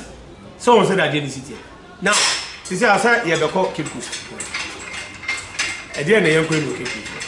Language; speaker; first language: English; non-native, local second language; Akan